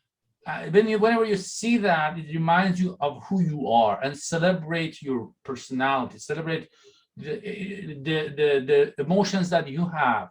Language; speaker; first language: English; non-native, fluent; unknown